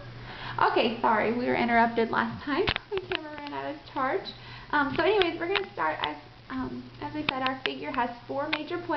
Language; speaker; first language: English; native; English